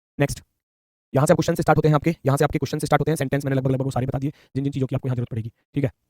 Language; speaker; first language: Hindi; native; Hindi